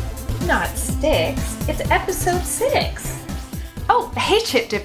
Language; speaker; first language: English; native; English